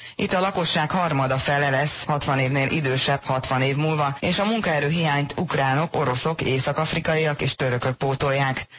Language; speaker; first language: Hungarian; native; Hungarian